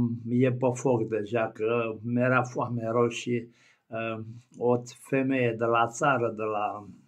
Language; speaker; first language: Romanian; native; Romanian